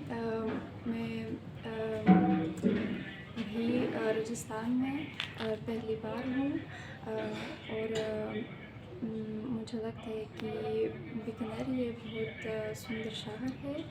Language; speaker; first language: Hindi; non-native, learner; Russian